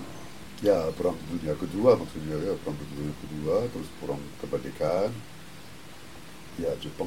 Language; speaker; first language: Indonesian; non-native, fluent; French